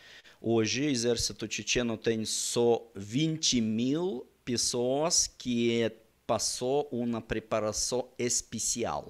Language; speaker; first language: Portuguese; non-native, learner; Russian